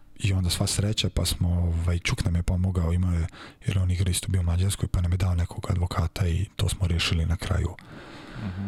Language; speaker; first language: Serbian; native; Serbian